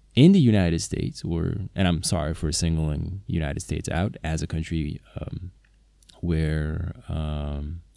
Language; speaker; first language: English; non-native, fluent; Slovak